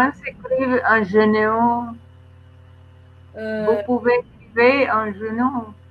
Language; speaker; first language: French; non-native, learner; Spanish